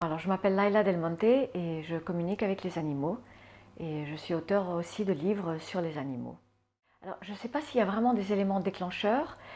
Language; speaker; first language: French; early bilingual, other home language; English